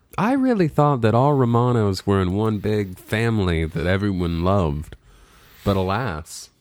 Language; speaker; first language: English; native; English